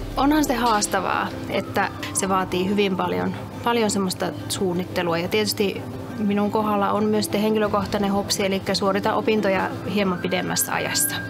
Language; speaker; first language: Finnish; native; Finnish